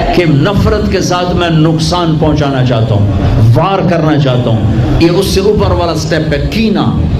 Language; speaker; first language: Urdu; non-native, local second language; Punjabi